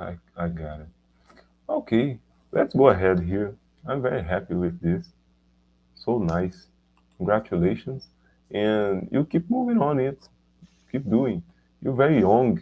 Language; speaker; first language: English; non-native, learner; Portuguese